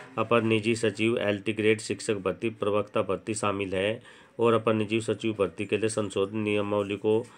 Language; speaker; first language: Hindi; native; Hindi